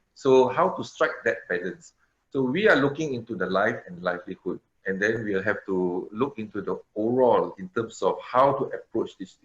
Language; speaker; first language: English; non-native, local second language; Malay